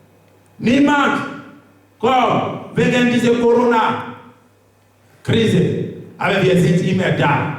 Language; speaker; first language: German; non-native, learner; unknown